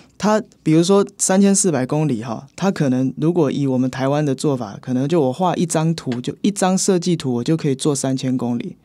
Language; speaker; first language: Chinese; native; Chinese